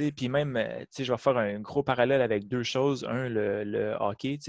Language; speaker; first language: French; native; French